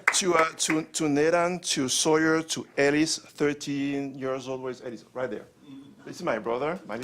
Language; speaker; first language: English; non-native, fluent; French